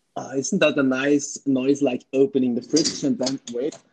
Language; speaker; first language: English; non-native, fluent; Italian